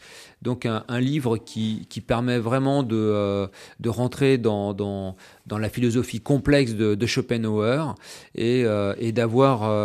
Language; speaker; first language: French; native; French